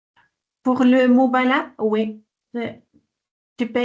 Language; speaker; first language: French; non-native, fluent; Dutch